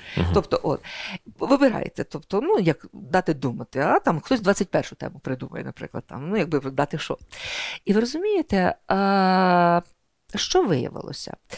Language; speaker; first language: Ukrainian; native; Ukrainian